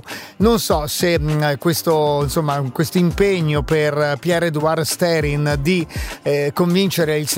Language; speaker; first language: Italian; native; Italian